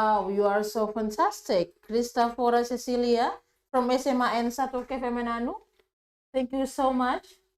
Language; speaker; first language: English; non-native, fluent; Indonesian